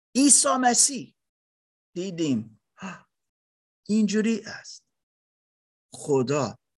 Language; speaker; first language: Persian; non-native, learner; German